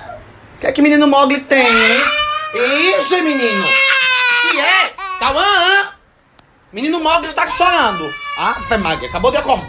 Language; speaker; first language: Portuguese; native; Portuguese